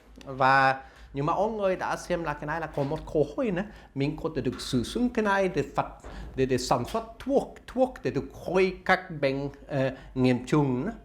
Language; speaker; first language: Vietnamese; non-native, learner; Swedish